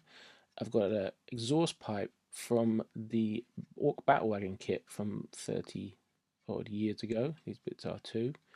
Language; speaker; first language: English; native; English